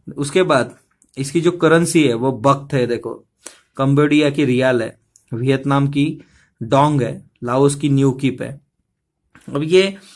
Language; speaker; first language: Hindi; non-native, local second language; Marathi